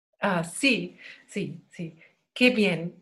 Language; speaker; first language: Spanish; non-native, learner; German